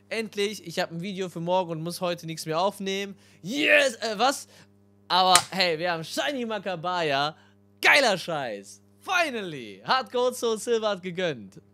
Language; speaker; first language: German; native; German